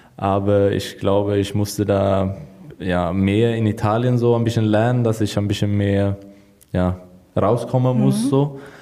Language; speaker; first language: German; non-native, learner; Swedish